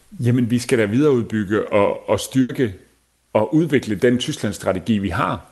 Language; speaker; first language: Danish; native; Danish